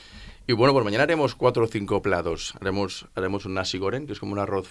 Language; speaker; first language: Spanish; native; Spanish